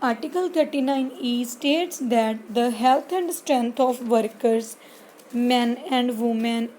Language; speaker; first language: English; non-native, local second language; Punjabi